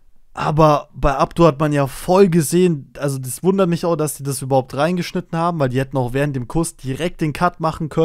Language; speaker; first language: German; native; German